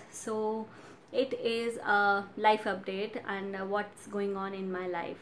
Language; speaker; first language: English; non-native, local second language; Hindi